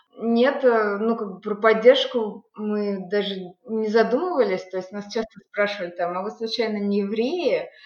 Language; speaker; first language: Russian; native; Russian